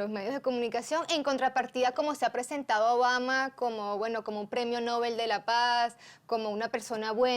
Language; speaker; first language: Spanish; native; Spanish